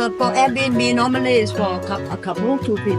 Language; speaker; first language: English; non-native, local second language; Thai